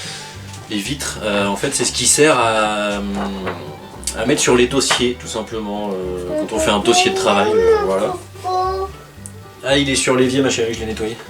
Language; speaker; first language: French; native; French